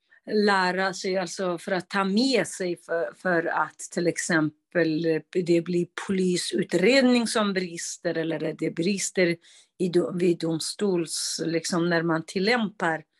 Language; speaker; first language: Swedish; non-native, fluent; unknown